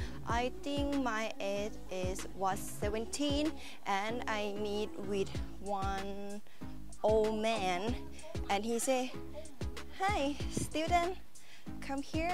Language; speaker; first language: English; non-native, learner; Thai